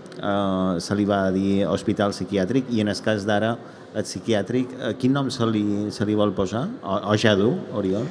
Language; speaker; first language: Catalan; native; Catalan